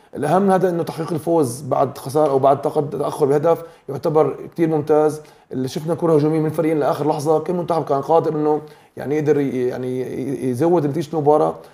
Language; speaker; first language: Arabic; native; Arabic